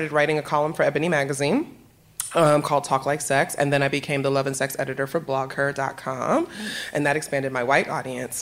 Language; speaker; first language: English; native; English